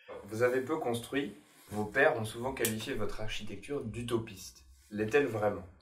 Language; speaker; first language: French; native; French